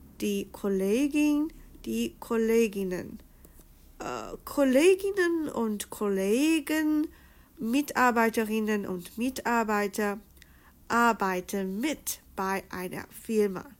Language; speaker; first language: German; non-native, fluent; Chinese